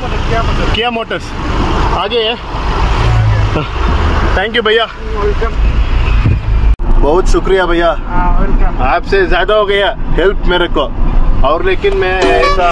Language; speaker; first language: Hindi; non-native, local second language; Kannada